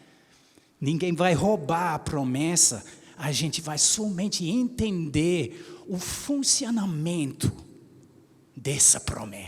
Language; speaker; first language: Portuguese; non-native, fluent; English